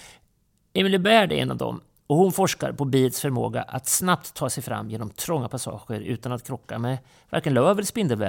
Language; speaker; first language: Swedish; native; Swedish